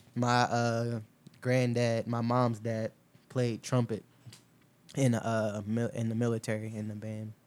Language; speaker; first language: English; native; English